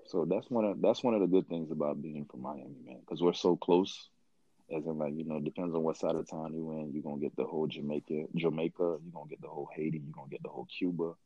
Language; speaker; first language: English; early bilingual, other home language; Haitian Creole